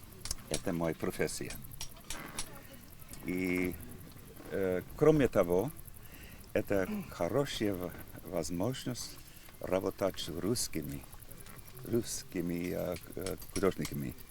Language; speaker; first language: Russian; non-native, learner; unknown